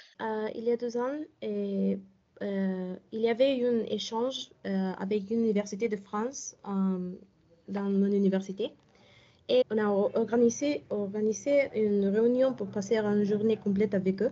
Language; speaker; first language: French; non-native, learner; Spanish